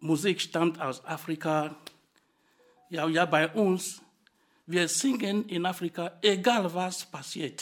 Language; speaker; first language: German; non-native, fluent; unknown